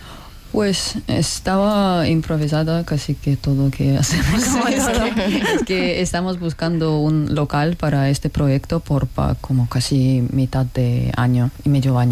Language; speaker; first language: Spanish; non-native, learner; Russian